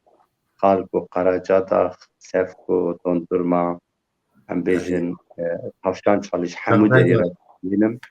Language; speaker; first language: Kurdish; native; Kurdish